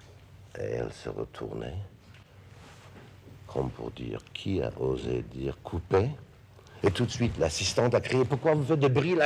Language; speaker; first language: French; non-native, fluent; English